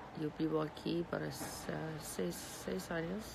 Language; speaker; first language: Spanish; non-native, learner; Russian